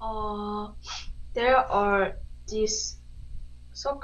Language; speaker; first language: English; non-native, learner; Korean